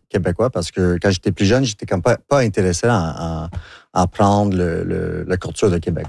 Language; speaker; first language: French; non-native, local second language; English